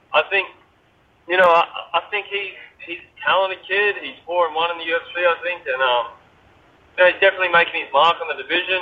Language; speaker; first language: English; native; English